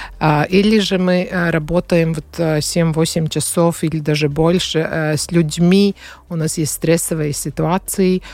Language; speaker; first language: Russian; non-native, fluent; Latvian